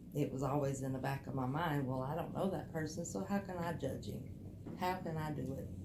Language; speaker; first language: English; native; English